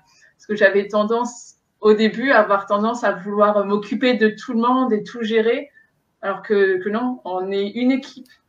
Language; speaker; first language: French; native; French